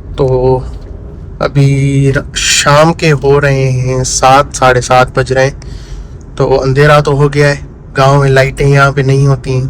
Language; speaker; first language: Urdu; non-native, local second language; Sindhi